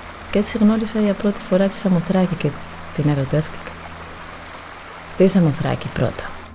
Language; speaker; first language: Greek; non-native, fluent; Spanish